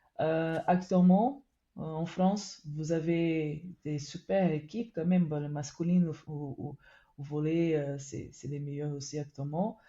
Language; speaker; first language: French; non-native, fluent; Portuguese